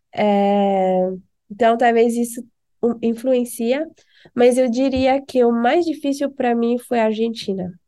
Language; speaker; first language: Portuguese; non-native, fluent; French